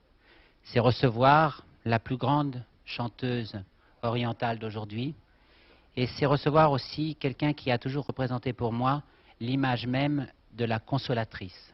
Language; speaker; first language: French; native; French